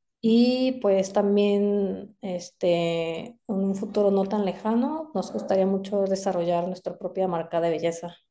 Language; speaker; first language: Spanish; non-native, fluent; Korean